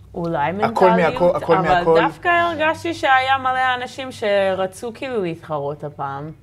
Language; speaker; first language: Hebrew; non-native, fluent; English